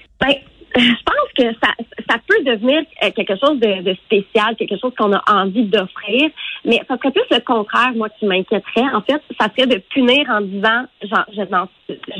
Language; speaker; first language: French; native; French